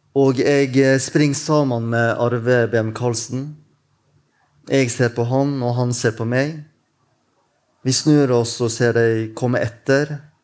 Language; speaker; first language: Norwegian; native; Norwegian